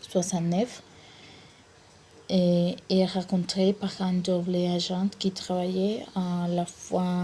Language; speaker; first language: French; non-native, learner; Spanish